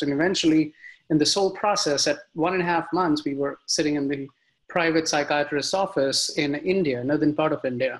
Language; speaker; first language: English; non-native, local second language; Hindi